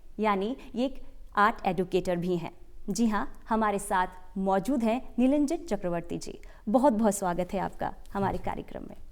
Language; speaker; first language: Hindi; native; Hindi